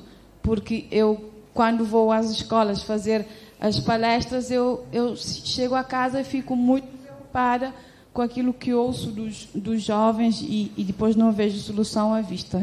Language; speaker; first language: Portuguese; non-native, local second language; Kabuverdianu